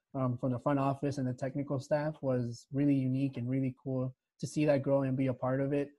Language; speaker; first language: English; early bilingual, other home language; Spanish